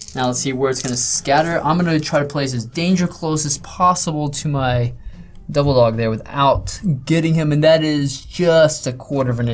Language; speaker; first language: English; native; English